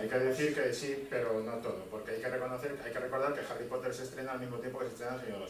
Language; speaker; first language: Spanish; native; Spanish